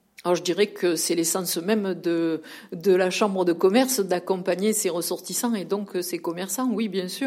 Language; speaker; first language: French; native; French